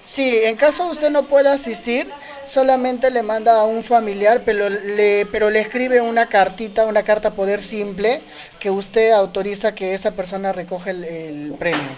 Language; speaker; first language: Spanish; native; Spanish